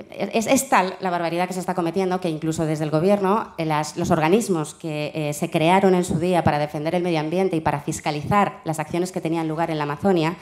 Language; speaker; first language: Spanish; native; Spanish